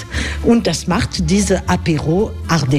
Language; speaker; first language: German; non-native, fluent; French